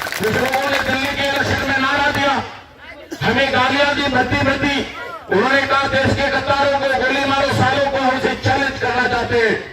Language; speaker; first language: Hindi; native; Hindi